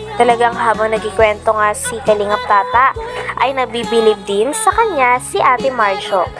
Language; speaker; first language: Filipino; native; Filipino